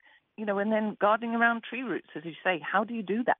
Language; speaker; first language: English; native; English